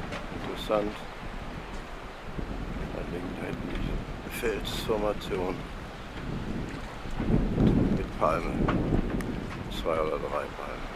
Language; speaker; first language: German; native; German